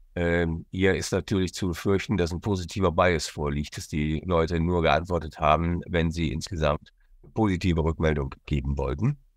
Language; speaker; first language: German; native; German